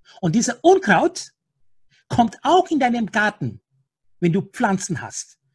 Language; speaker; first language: German; non-native, fluent; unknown